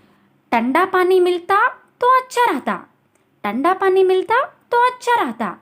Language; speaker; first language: Hindi; non-native, local second language; Telugu